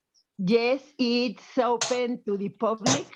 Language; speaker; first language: English; non-native, learner; Spanish